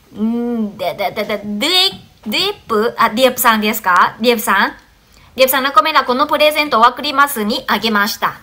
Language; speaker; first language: Japanese; non-native, fluent; Vietnamese